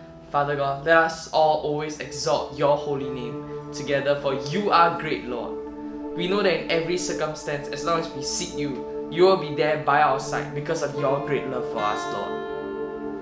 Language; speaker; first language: English; non-native, local second language; Chinese